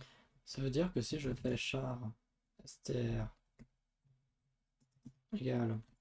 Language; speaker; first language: French; native; French